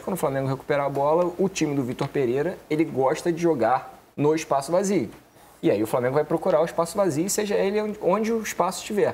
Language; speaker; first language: Portuguese; native; Portuguese